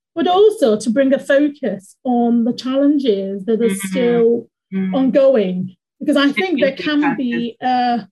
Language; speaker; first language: English; native; English